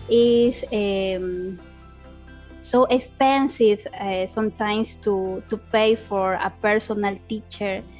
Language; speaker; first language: English; non-native, learner; Spanish